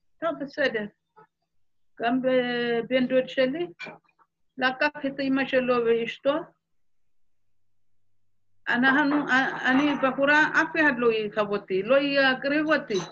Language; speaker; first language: Hebrew; non-native, fluent; Amharic